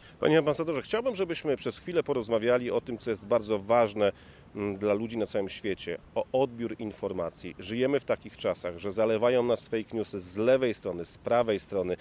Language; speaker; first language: Polish; native; Polish